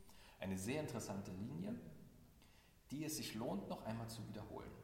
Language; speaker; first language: German; native; German